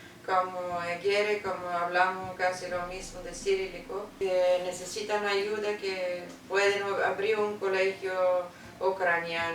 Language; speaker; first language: Spanish; non-native, learner; Bulgarian